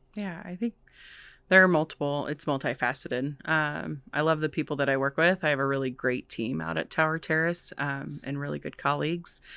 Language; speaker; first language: English; native; English